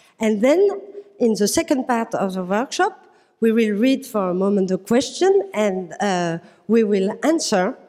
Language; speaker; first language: English; non-native, fluent; French